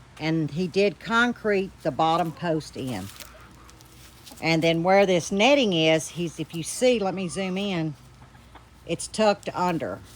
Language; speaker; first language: English; native; English